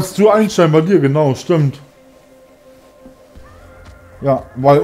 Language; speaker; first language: German; native; German